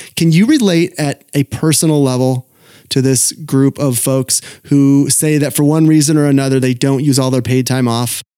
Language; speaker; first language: English; native; English